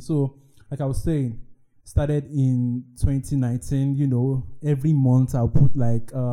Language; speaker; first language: English; non-native, local second language; Yoruba